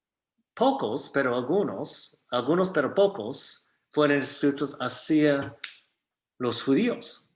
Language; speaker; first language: Spanish; non-native, fluent; English